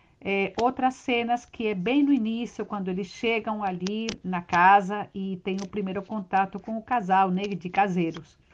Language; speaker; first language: Portuguese; non-native, fluent; Spanish